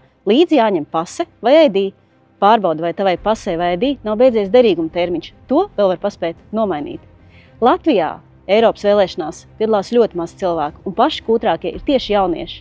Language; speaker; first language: Latvian; native; Latvian